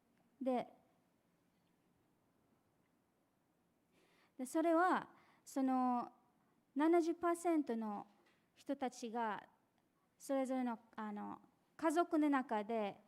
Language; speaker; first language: Japanese; non-native, fluent; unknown